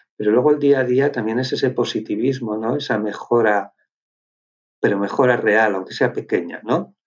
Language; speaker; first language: Spanish; native; Spanish